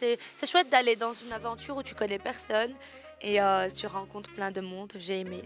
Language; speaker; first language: French; native; French